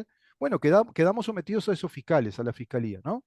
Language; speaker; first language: Spanish; native; Spanish